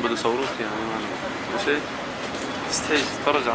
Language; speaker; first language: Hebrew; native; Hebrew